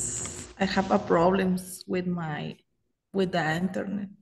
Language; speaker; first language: English; non-native, learner; Spanish